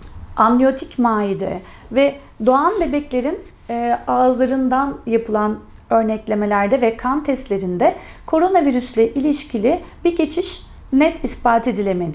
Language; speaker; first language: Turkish; native; Turkish